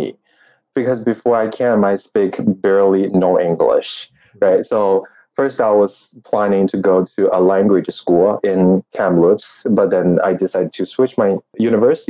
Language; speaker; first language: English; non-native, fluent; Chinese